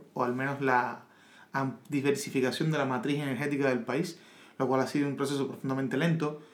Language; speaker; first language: Spanish; native; Spanish